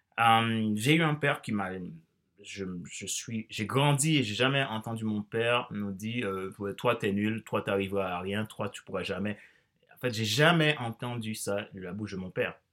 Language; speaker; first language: French; non-native, local second language; Haitian Creole